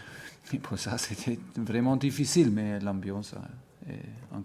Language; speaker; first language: French; non-native, fluent; German